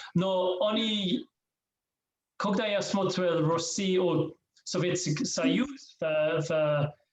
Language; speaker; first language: Russian; non-native, learner; English